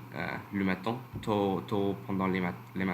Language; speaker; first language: French; non-native, learner; English